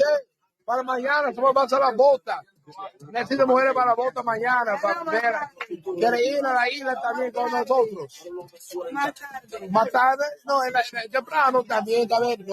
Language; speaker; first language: Spanish; non-native, learner; English